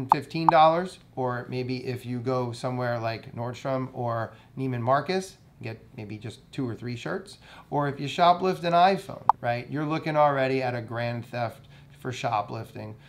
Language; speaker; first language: English; native; English